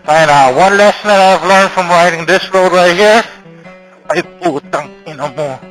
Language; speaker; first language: English; non-native, local second language; Filipino